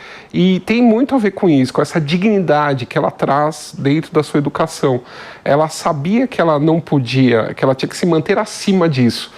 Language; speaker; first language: Portuguese; native; Portuguese